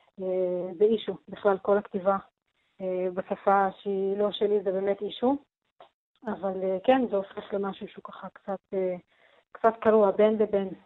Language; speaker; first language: Hebrew; non-native, local second language; Arabic